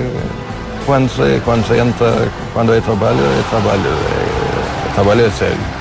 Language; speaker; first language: Portuguese; non-native, fluent; Swedish